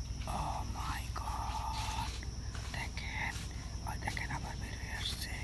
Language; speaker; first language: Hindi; non-native, learner; Bangla